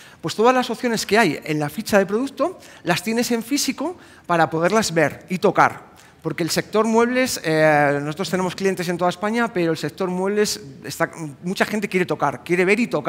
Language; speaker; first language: Spanish; native; Spanish